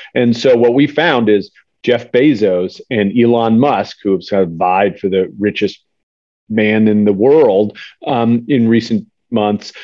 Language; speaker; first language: English; native; English